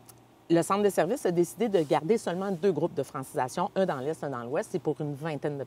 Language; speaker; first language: French; native; French